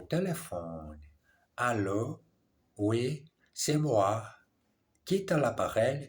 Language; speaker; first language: French; non-native, learner; English